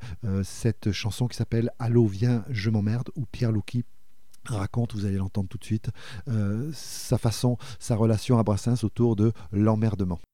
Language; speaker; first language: French; native; French